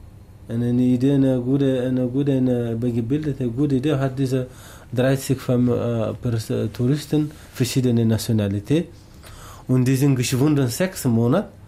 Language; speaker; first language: German; non-native, learner; Tamasheq